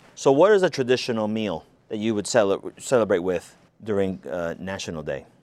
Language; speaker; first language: English; non-native, fluent; Arabic